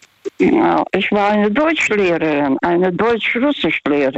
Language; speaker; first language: German; non-native, fluent; Russian